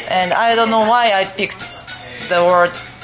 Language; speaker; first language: English; non-native, fluent; Japanese